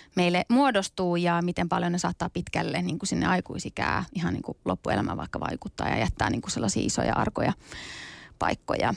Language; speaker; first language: Finnish; early bilingual, other home language; Kurdish